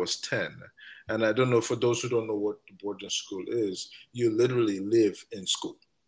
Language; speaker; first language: English; non-native, local second language; Igbo